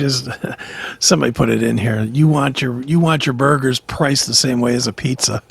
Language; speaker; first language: English; native; English